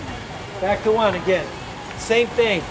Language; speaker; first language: English; native; English